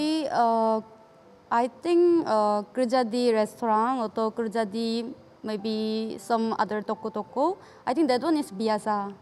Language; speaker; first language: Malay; non-native, learner; Korean